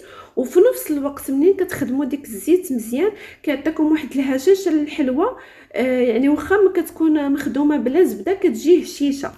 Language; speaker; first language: Arabic; native; Arabic